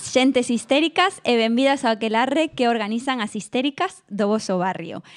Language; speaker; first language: Galician; non-native, local second language; Spanish